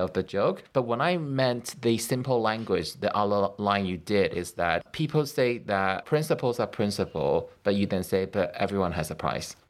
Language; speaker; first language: English; non-native, fluent; Chinese